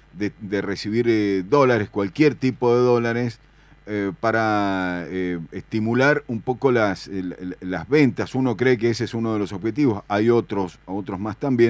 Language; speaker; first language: Spanish; native; Spanish